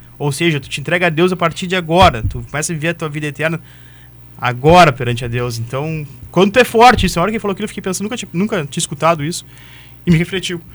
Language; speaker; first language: Portuguese; native; Portuguese